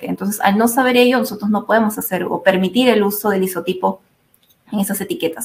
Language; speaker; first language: Spanish; native; Spanish